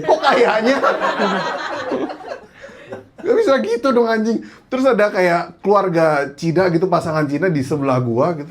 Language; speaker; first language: Indonesian; native; Indonesian